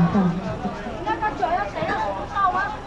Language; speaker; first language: Chinese; native; Chinese